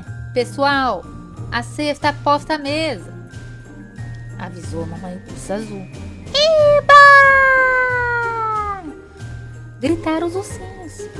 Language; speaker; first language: Portuguese; native; Portuguese